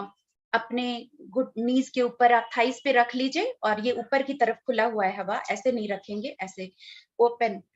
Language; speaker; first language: Hindi; native; Hindi